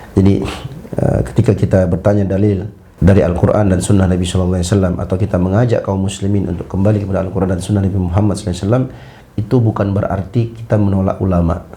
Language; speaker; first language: Indonesian; native; Indonesian